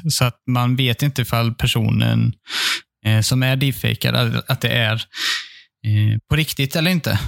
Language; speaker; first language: Swedish; native; Swedish